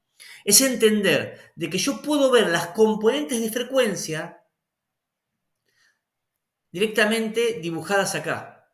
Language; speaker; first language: Spanish; native; Spanish